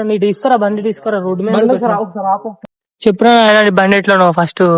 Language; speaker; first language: Telugu; native; Telugu